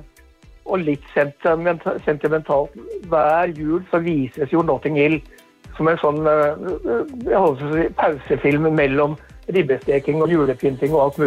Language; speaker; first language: Norwegian; native; Norwegian